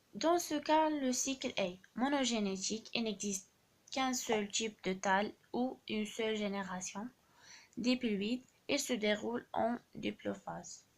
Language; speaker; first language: French; non-native, local second language; Arabic